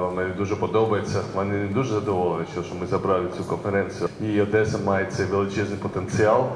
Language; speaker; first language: Ukrainian; non-native, learner; Georgian